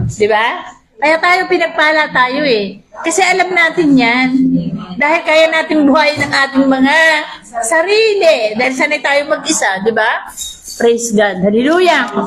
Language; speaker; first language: Filipino; native; Filipino